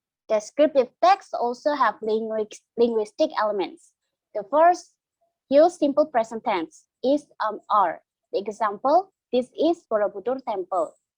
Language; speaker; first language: English; non-native, learner; Indonesian